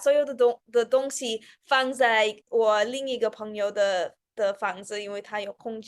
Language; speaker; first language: Chinese; non-native, fluent; Russian